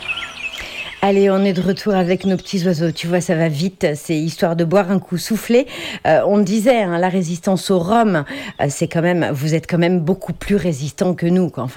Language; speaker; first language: French; native; French